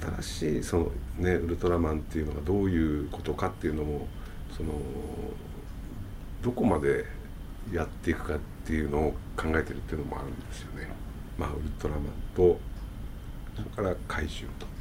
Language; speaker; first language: Japanese; native; Japanese